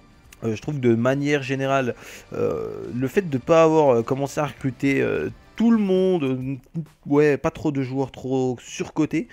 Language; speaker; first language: French; native; French